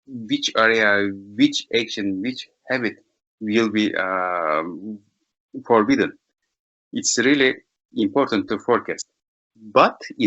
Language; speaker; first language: English; non-native, learner; Turkish